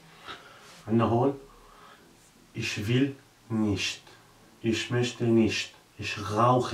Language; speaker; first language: German; non-native, learner; Arabic